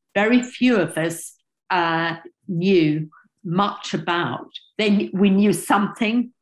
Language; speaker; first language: English; native; English